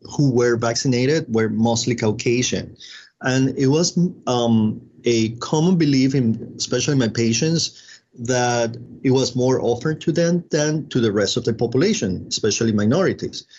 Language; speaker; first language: English; non-native, fluent; Spanish